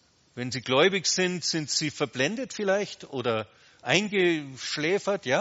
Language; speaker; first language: German; native; German